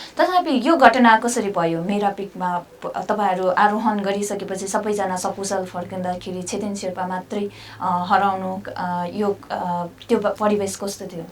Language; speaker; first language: Nepali; non-native, local second language; Sherpa